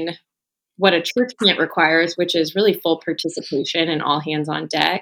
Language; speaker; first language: English; native; English